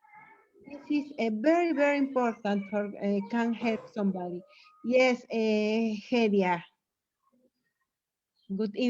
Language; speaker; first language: English; non-native, learner; Spanish